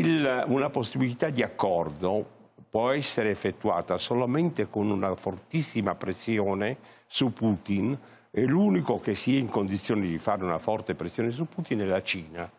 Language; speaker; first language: Italian; native; Italian